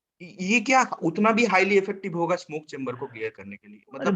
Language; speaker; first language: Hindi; native; Hindi